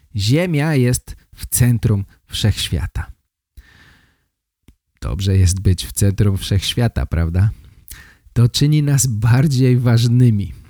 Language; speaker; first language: Polish; native; Polish